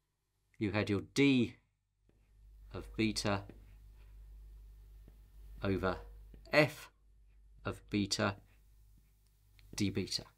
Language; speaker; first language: English; native; English